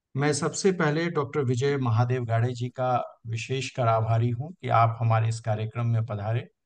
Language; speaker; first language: Hindi; native; Hindi